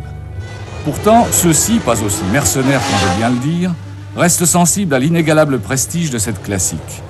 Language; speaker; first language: French; native; French